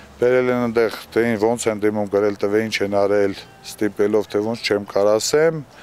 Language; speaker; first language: Armenian; native; Armenian